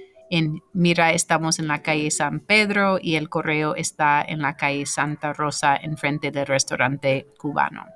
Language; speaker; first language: Spanish; non-native, fluent; English